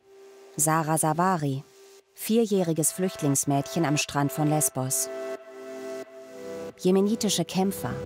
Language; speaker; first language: German; native; German